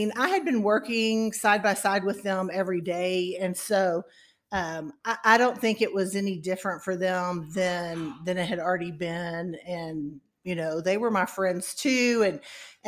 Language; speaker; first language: English; native; English